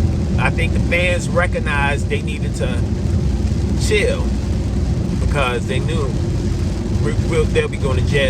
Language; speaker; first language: English; native; English